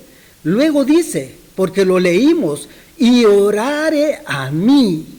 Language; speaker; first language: Spanish; native; Spanish